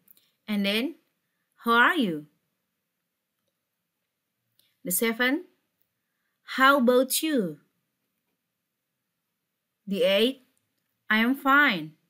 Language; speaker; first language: English; non-native, fluent; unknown